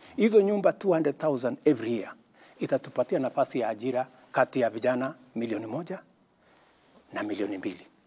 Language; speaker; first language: Swahili; non-native, local second language; Kalenjin